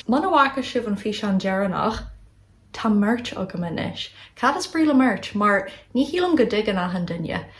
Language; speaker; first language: Irish; non-native, local second language; English